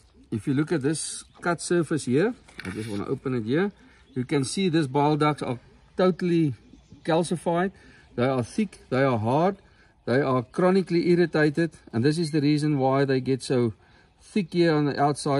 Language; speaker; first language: English; non-native, local second language; Afrikaans